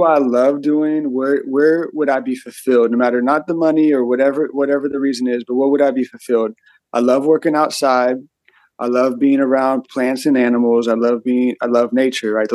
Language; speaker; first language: English; native; English